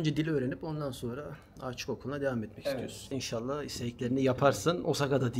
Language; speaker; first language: Turkish; native; Turkish